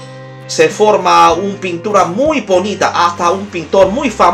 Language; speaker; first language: Spanish; non-native, learner; Chinese